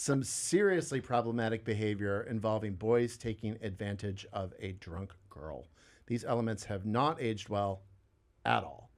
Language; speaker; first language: English; native; English